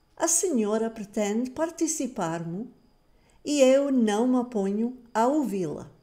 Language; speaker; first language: Portuguese; non-native, fluent; English